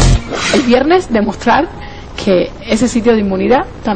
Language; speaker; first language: Spanish; native; Spanish